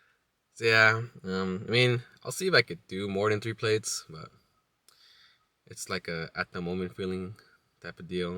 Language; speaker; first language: English; native; English